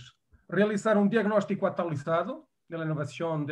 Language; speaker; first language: Spanish; non-native, fluent; Portuguese